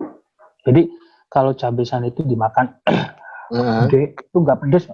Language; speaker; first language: Indonesian; native; Indonesian